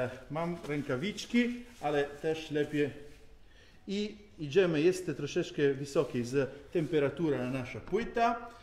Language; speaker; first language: Polish; non-native, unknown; Italian